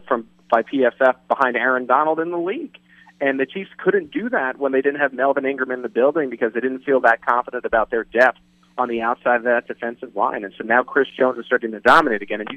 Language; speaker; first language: English; native; English